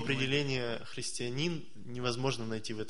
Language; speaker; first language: Russian; native; Russian